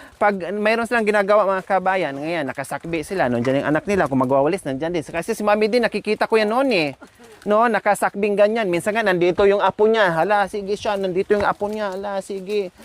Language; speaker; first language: Filipino; non-native, local second language; Cebuano